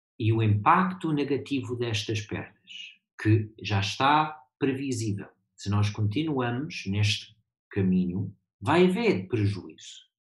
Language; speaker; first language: Portuguese; early bilingual, heritage; Portuguese